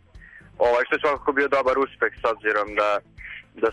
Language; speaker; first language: Serbian; native; Serbian